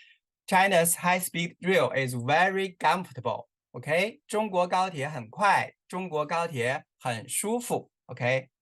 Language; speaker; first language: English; non-native, learner; Chinese